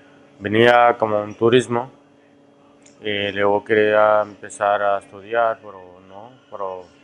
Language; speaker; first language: Spanish; non-native, fluent; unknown